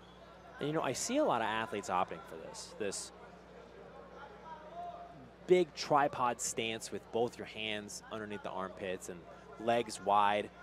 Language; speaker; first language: English; native; English